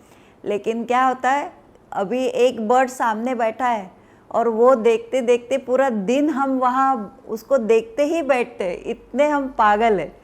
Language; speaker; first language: Hindi; non-native, local second language; Marathi